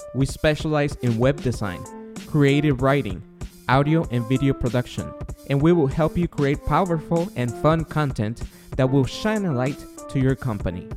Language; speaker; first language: English; non-native, fluent; Spanish